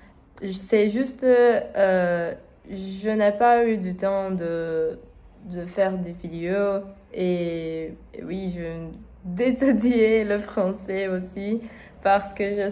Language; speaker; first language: French; non-native, learner; Portuguese